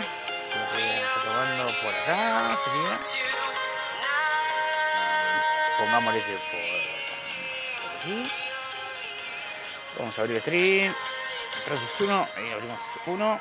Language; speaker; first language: Spanish; native; Spanish